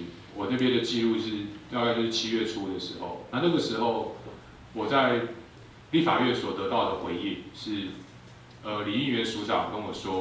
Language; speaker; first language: Chinese; native; Chinese